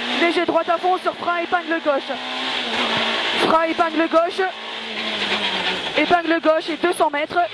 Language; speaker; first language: French; native; French